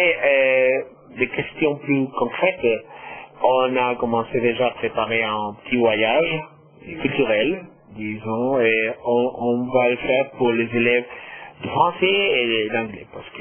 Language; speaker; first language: French; non-native, fluent; Spanish